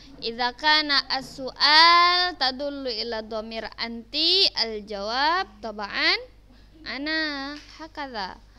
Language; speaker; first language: Arabic; non-native, fluent; Indonesian